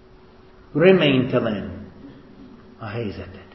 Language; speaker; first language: Hungarian; non-native, fluent; English